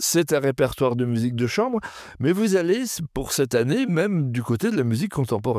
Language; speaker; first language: French; native; French